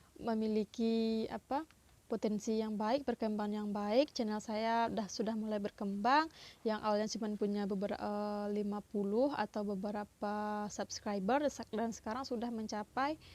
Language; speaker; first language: Indonesian; non-native, local second language; Minangkabau